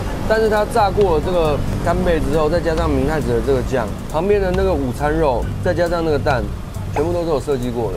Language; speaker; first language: Chinese; native; Chinese